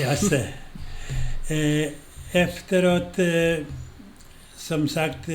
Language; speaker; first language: Swedish; non-native, fluent; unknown